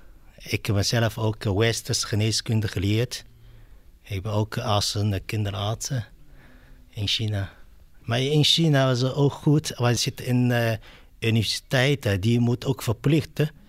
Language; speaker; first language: Dutch; non-native, learner; Chinese